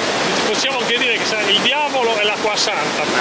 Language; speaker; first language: Italian; native; Italian